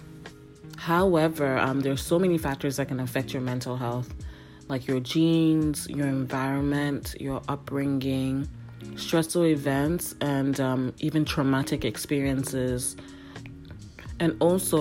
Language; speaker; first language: English; non-native, local second language; Akan